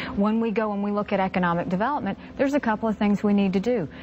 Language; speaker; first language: English; native; English